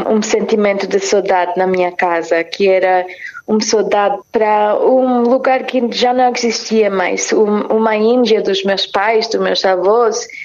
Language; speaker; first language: Portuguese; non-native, fluent; English